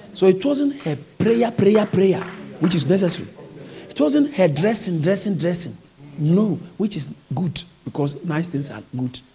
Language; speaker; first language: English; non-native, local second language; Akan